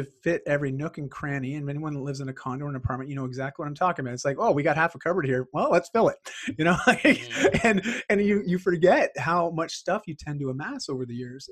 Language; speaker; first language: English; native; English